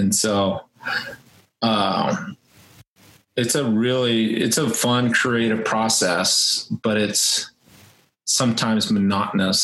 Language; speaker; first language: English; native; English